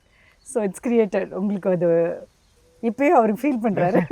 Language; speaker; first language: Tamil; native; Tamil